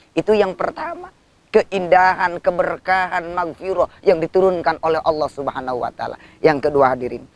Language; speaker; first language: Indonesian; non-native, local second language; Sundanese